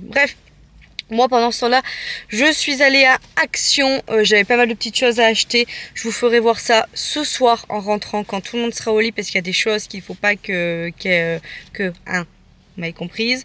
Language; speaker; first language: French; native; French